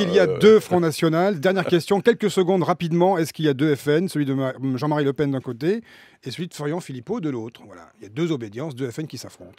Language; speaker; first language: French; native; French